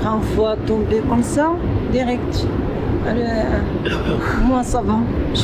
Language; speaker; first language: French; non-native, learner; Arabic